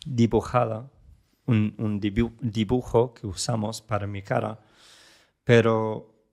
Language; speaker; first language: Spanish; non-native, fluent; English